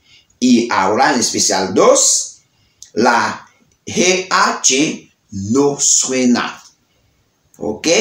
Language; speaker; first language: Spanish; non-native, learner; Haitian Creole